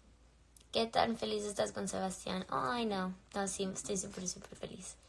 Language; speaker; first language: Spanish; early bilingual, heritage; English